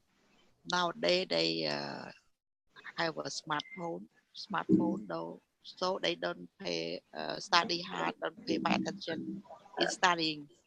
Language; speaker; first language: English; non-native, learner; Vietnamese